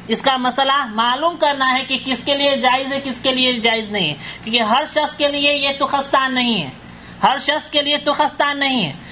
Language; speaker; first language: Urdu; non-native, fluent; Caribbean Hindustani